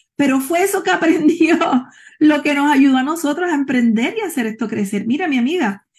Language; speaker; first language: Spanish; native; Spanish